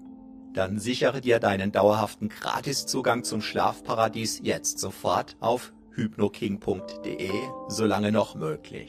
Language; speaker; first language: German; native; German